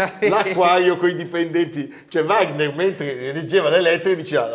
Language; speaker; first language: Italian; native; Italian